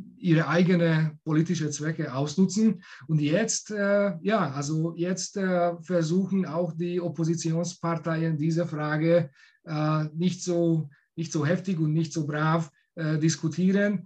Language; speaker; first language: German; non-native, fluent; Hungarian